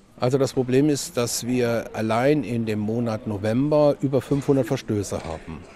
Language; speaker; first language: German; native; German